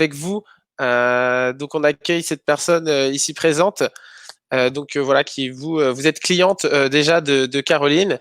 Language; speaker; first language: French; native; French